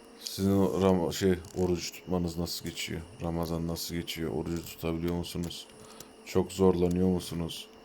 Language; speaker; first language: Turkish; early bilingual, heritage; Turkish